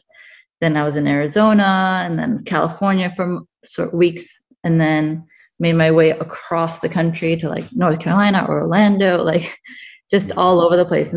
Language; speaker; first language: English; native; English